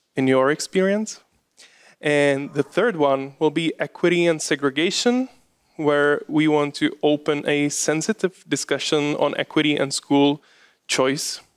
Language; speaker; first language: English; non-native, fluent; Czech